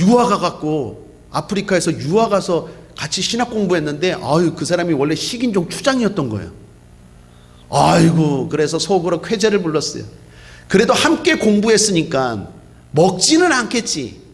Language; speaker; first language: Korean; native; Korean